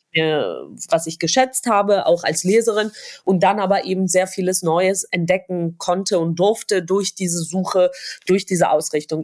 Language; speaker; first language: German; non-native, fluent; Georgian